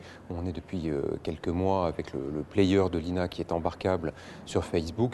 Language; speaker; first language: French; native; French